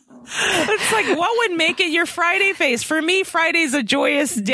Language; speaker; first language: English; native; English